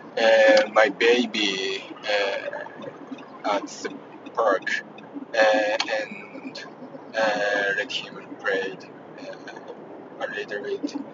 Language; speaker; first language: English; non-native, learner; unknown